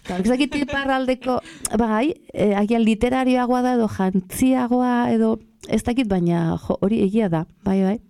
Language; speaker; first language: Basque; non-native, local second language; Spanish